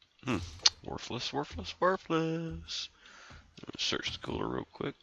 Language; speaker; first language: English; native; English